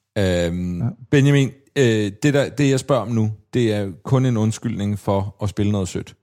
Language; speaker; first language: Danish; native; Danish